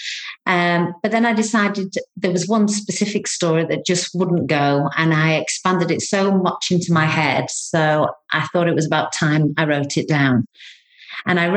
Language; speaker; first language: English; native; English